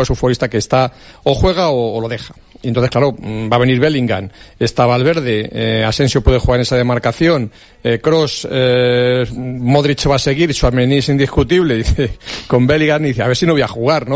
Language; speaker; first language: Spanish; native; Spanish